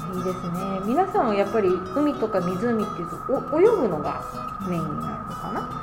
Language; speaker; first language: Japanese; native; Japanese